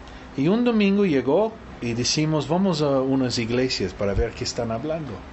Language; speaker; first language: Spanish; early bilingual, heritage; Spanish